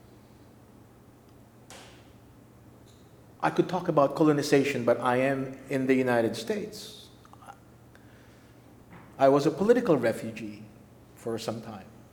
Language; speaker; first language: English; non-native, local second language; Filipino